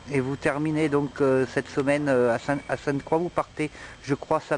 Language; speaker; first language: French; native; French